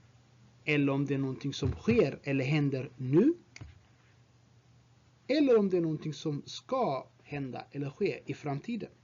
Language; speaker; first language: Swedish; non-native, fluent; Tigrinya